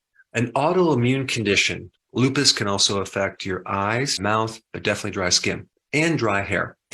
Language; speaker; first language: English; native; English